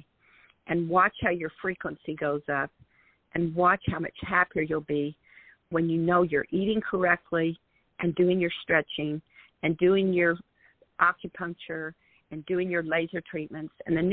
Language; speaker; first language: English; native; English